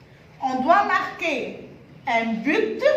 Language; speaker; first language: French; non-native, fluent; Arabic